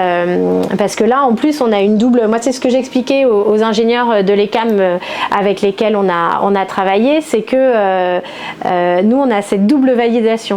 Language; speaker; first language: French; native; French